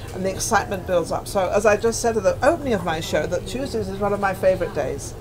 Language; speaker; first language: English; native; English